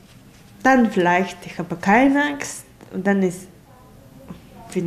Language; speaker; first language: German; non-native, learner; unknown